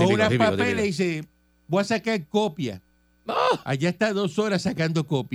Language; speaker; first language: Spanish; native; Spanish